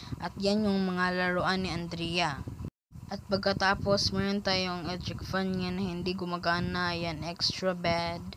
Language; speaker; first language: Filipino; non-native, local second language; Cebuano